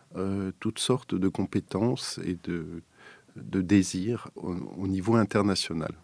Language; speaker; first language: French; native; French